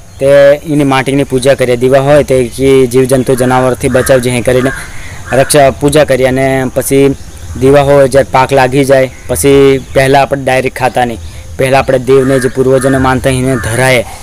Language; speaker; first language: Gujarati; non-native, local second language; Rathawi